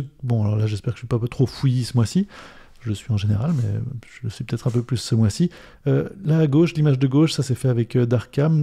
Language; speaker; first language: French; native; French